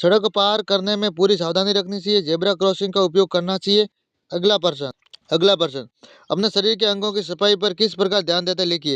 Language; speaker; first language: Hindi; native; Hindi